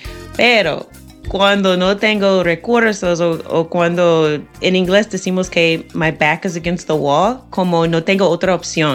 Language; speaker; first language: Spanish; non-native, fluent; English